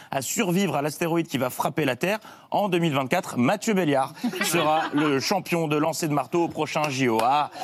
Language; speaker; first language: French; native; French